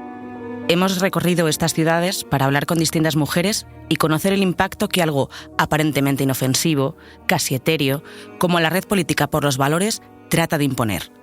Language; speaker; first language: Spanish; native; Spanish